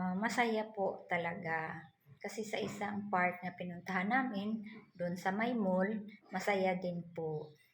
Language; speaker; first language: Filipino; non-native, local second language; Cebuano